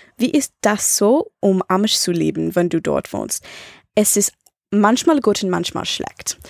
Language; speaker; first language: German; non-native, learner; English